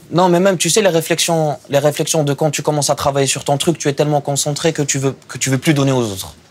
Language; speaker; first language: French; non-native, local second language; Arabic